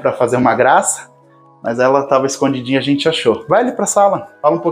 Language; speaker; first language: Portuguese; native; Portuguese